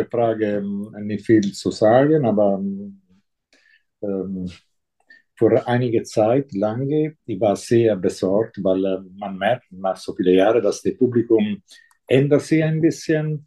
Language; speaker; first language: German; non-native, fluent; Italian